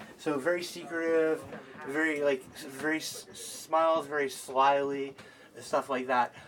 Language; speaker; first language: English; native; English